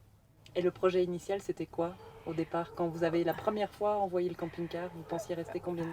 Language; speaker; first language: French; native; French